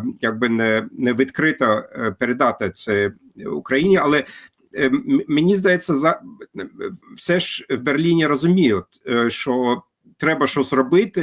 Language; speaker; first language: Ukrainian; non-native, fluent; German